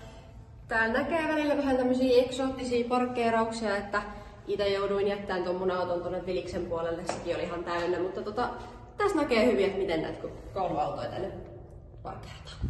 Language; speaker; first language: Finnish; native; Finnish